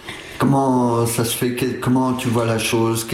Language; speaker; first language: French; native; French